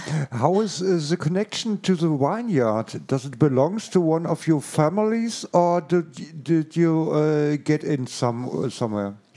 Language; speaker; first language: English; non-native, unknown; German